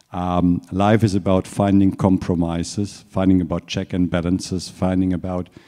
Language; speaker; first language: English; non-native, fluent; German